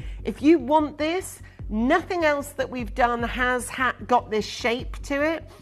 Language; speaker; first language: English; native; English